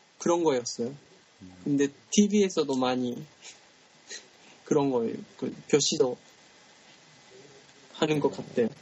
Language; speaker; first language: Korean; non-native, learner; Japanese